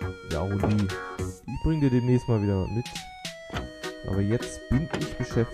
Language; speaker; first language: German; native; German